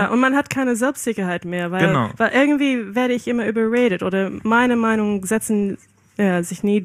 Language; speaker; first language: German; non-native, fluent; English